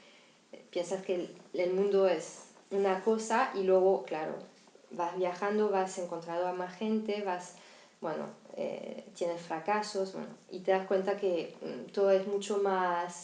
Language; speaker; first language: Spanish; non-native, fluent; French